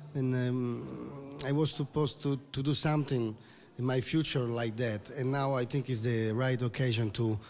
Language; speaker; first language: English; non-native, learner; Italian